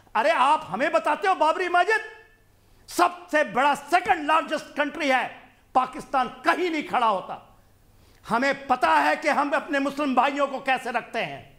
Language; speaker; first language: Hindi; non-native, local second language; Punjabi